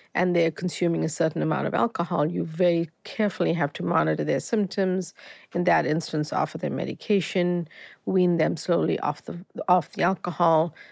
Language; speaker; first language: English; native; English